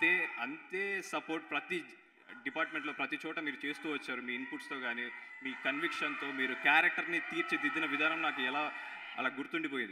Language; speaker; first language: Telugu; native; Telugu